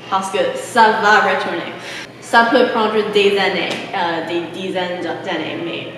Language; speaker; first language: French; non-native, learner; English